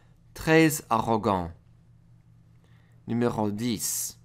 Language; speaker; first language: French; non-native, fluent; English